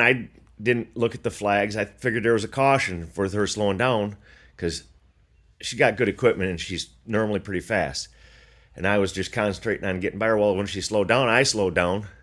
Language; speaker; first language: English; native; English